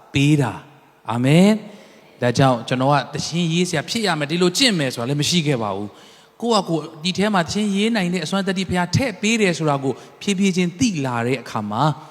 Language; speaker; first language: Burmese; non-native, local second language; Tedim Chin